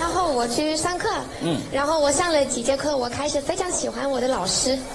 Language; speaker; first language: Chinese; non-native, fluent; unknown